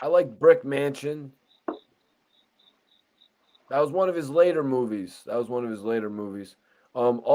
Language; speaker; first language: English; native; English